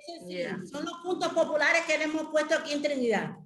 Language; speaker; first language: Spanish; native; Spanish